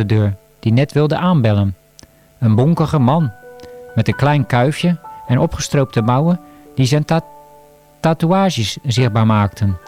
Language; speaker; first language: Dutch; native; Dutch